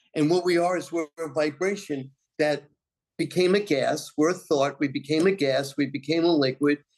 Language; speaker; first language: English; native; English